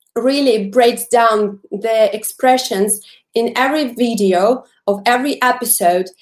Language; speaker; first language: English; non-native, fluent; Russian